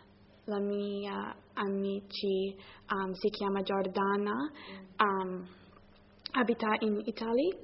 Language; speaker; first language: Italian; non-native, learner; English